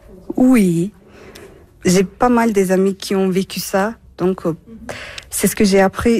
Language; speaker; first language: French; non-native, fluent; Turkish